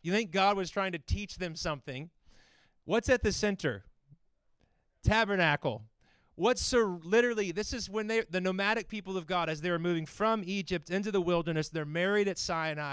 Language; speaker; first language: English; native; English